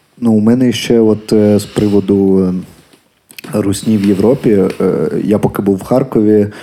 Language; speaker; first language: Ukrainian; native; Ukrainian